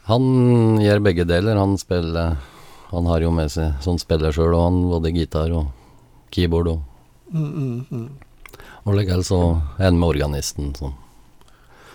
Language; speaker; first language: Norwegian; native; Norwegian